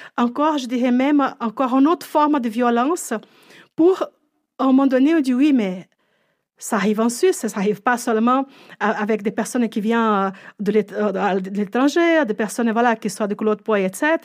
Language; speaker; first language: French; non-native, fluent; Portuguese